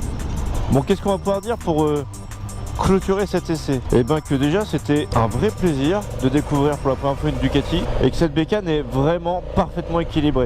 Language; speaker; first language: French; native; French